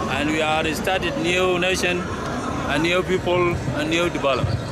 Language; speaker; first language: English; non-native, fluent; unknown